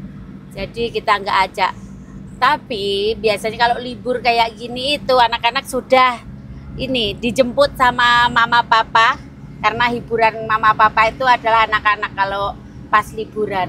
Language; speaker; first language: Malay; non-native, local second language; Javanese